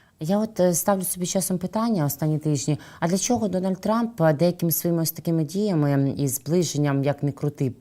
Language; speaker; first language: Ukrainian; native; Ukrainian